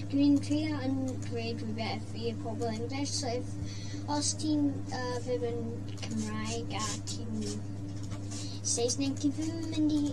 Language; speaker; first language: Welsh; non-native, local second language; English